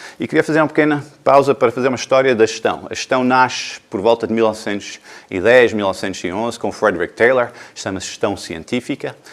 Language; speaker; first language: Portuguese; non-native, fluent; English